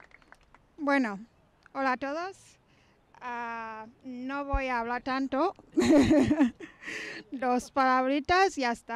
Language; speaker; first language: Spanish; non-native, fluent; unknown